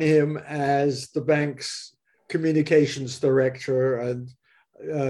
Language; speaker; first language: English; native; English